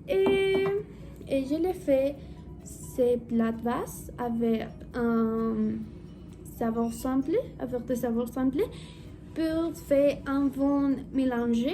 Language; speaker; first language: French; non-native, learner; Spanish